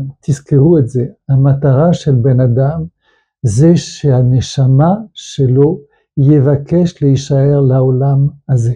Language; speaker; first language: Hebrew; non-native, fluent; French